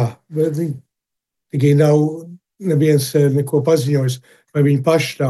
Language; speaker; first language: Latvian; early bilingual, heritage; Latvian